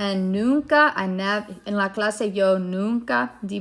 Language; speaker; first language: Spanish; non-native, fluent; English